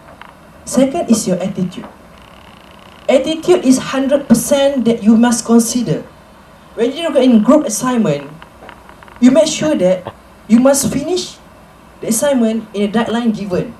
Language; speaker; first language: English; non-native, local second language; Malay